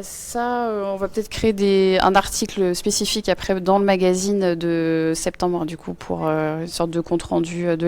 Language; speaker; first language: French; native; French